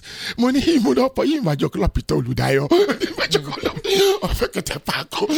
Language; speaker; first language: Hungarian; non-native, fluent; Yoruba